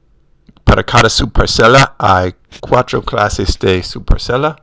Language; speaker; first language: Spanish; non-native, fluent; English